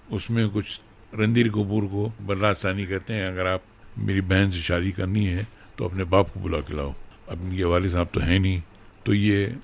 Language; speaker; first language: Hindi; native; Hindi